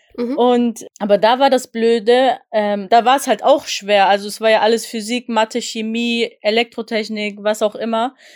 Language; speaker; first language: German; early bilingual, other home language; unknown